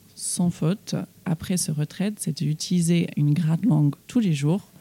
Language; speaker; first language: French; non-native, fluent; English